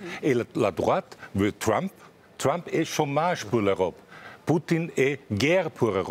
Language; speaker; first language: French; non-native, fluent; German